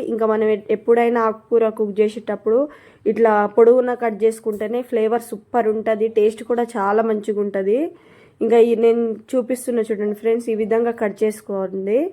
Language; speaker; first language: Telugu; non-native, local second language; Lambadi